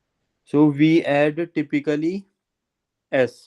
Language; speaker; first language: English; non-native, local second language; Hindi